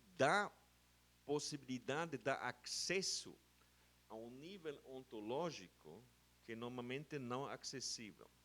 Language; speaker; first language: Portuguese; non-native, fluent; German